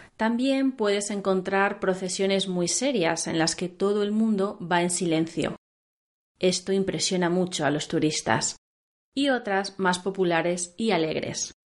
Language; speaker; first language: Spanish; native; Spanish